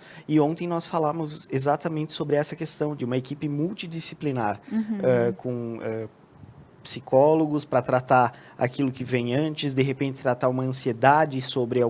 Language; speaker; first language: Portuguese; native; Portuguese